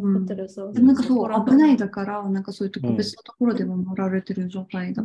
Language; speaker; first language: Japanese; non-native, fluent; Tatar